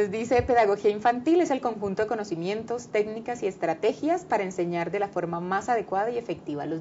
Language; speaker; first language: Spanish; native; Spanish